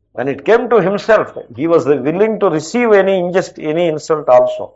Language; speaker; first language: English; non-native, local second language; Telugu